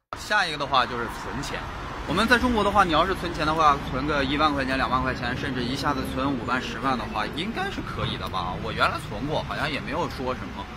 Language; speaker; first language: Chinese; native; Chinese